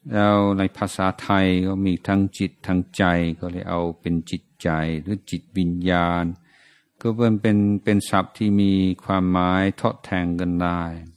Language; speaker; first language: Thai; non-native, fluent; English